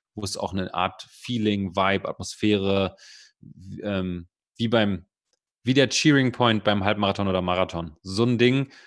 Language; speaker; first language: German; native; German